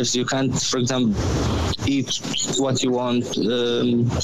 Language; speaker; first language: English; non-native, learner; Arabic